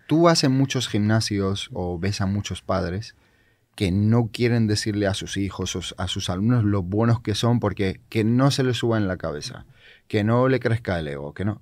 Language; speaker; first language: Spanish; non-native, fluent; Georgian